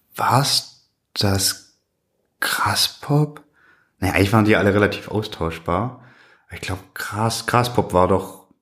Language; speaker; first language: German; native; German